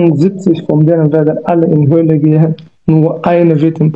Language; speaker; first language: German; non-native, learner; Kurdish